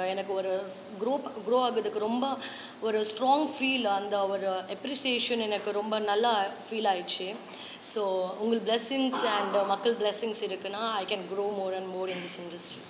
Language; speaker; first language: Tamil; non-native, learner; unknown